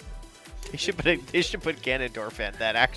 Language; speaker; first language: English; native; English